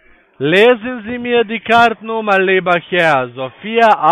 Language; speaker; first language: German; non-native, learner; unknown